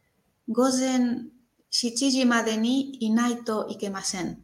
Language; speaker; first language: Japanese; non-native, learner; Spanish